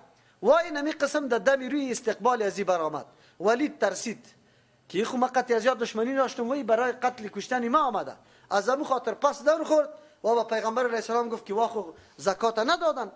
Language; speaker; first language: Persian; native; Persian